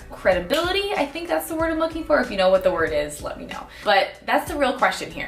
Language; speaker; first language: English; native; English